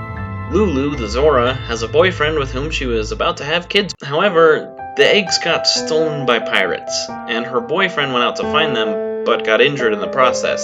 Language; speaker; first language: English; native; English